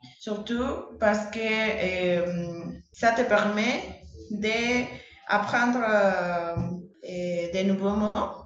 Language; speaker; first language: French; non-native, learner; Spanish